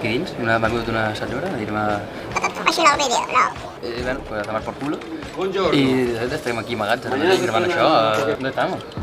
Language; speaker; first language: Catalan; native; Catalan